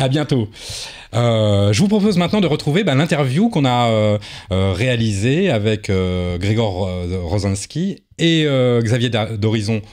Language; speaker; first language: French; native; French